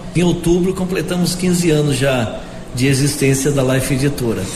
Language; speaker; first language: Portuguese; native; Portuguese